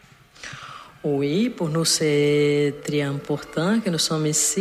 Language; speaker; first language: French; non-native, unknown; Portuguese